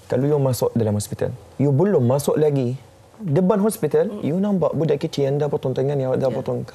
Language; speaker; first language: Indonesian; non-native, fluent; Arabic